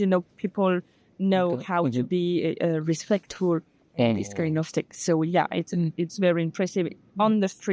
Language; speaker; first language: English; non-native, learner; French